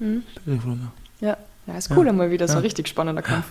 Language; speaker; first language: German; native; German